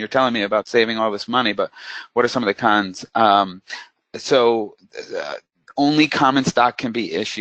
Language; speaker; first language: English; native; English